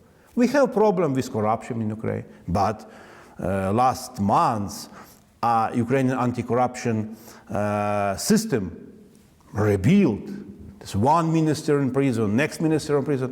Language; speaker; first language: English; non-native, learner; Ukrainian